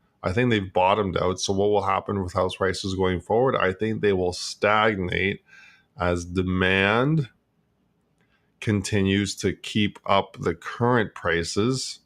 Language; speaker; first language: English; native; English